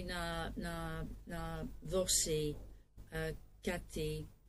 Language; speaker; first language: Greek; non-native, learner; English